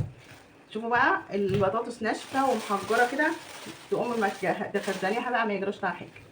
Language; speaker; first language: Arabic; native; Arabic